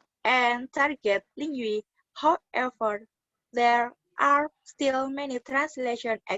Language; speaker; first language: English; non-native, learner; Indonesian